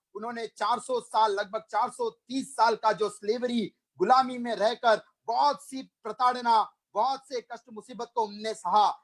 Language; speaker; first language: Hindi; non-native, local second language; Malayalam